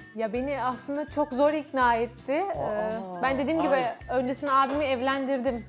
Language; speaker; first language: Turkish; native; Turkish